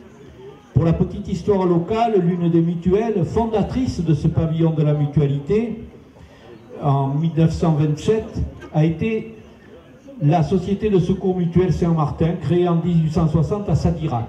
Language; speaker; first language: French; native; French